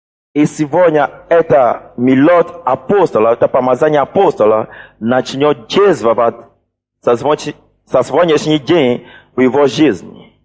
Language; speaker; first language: Russian; non-native, fluent; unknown